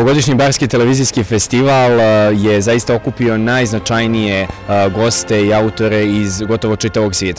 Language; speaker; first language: Serbian; native; Serbian